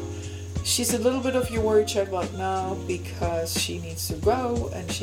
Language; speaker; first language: English; non-native, fluent; German